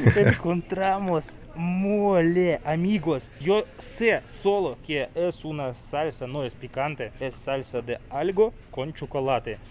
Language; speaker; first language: Spanish; non-native, learner; Russian